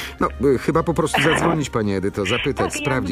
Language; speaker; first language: Polish; native; Polish